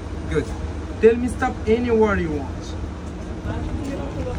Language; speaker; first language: English; non-native, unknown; Arabic